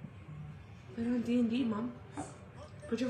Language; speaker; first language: English; native; English